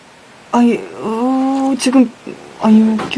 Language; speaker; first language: Korean; non-native, fluent; Russian